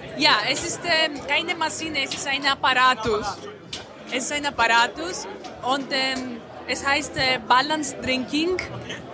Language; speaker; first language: German; non-native, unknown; Greek